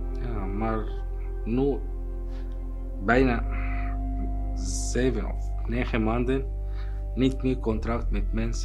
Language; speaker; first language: Dutch; non-native, learner; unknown